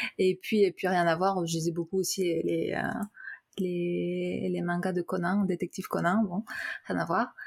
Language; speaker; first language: French; native; French